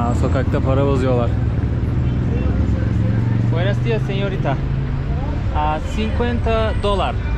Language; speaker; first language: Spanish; non-native, learner; Turkish